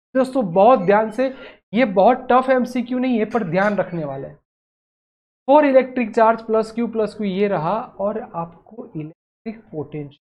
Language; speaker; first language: Hindi; non-native, local second language; Gujarati